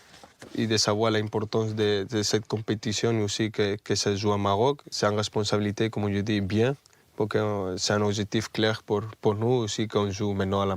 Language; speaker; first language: French; non-native, fluent; Spanish